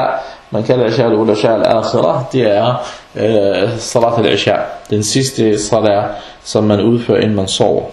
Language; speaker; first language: Danish; non-native, fluent; Arabic